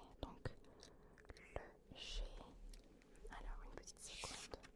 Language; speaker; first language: French; early bilingual, other home language; Turkish